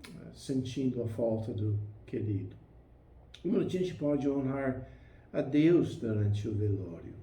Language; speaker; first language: Portuguese; non-native, fluent; English